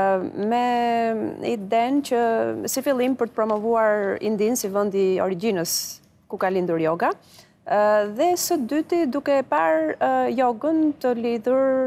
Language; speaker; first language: Albanian; native; Albanian